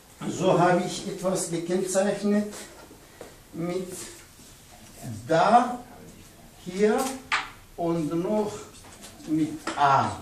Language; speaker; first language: German; non-native, fluent; Pashto